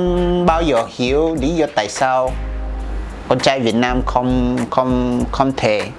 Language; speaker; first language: Vietnamese; non-native, fluent; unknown